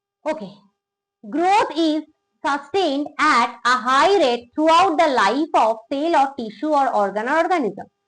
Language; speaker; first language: English; non-native, local second language; Bangla